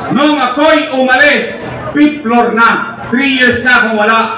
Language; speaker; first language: Filipino; native; Filipino